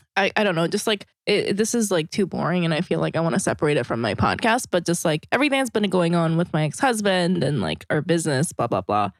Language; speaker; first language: English; non-native, fluent; Korean